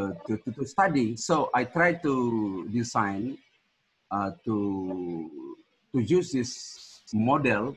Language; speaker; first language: English; non-native, learner; Indonesian